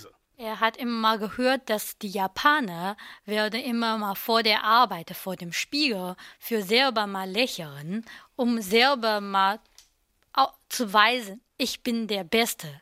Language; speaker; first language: German; non-native, learner; Chinese